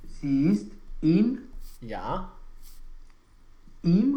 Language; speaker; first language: German; non-native, learner; Romanian